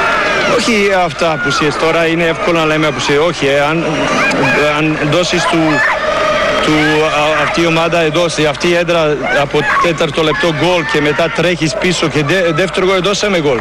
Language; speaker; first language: Greek; non-native, learner; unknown